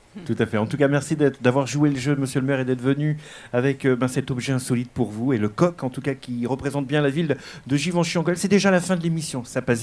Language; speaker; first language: French; native; French